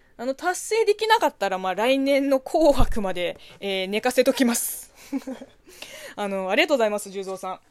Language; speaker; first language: Japanese; non-native, fluent; Chinese